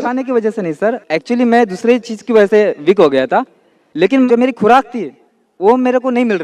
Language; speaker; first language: Hindi; non-native, local second language; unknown